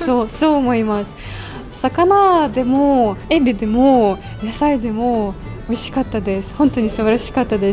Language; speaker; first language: Japanese; non-native, fluent; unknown